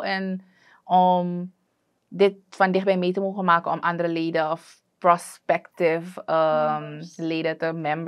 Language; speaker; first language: Dutch; native; Dutch